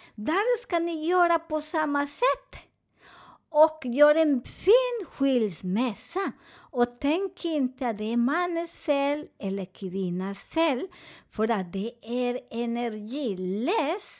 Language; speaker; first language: Swedish; non-native, fluent; Spanish